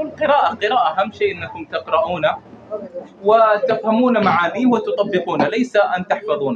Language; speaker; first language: Arabic; native; Arabic